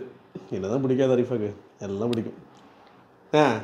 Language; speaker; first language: Tamil; native; Tamil